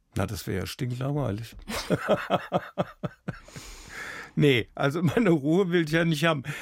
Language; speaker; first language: German; native; German